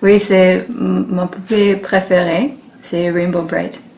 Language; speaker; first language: French; non-native, learner; English